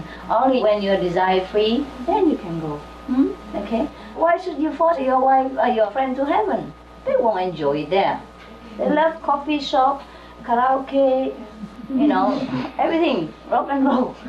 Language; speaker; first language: English; non-native, fluent; Vietnamese